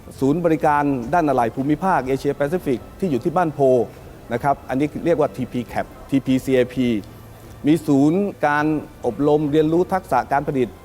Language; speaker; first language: Thai; native; Thai